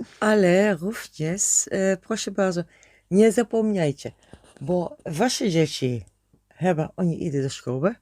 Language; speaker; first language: Polish; non-native, learner; Dutch